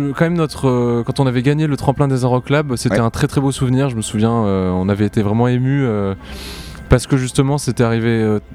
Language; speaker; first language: French; native; French